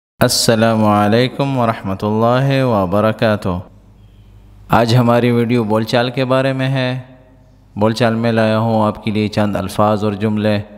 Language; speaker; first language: Urdu; non-native, local second language; Pashto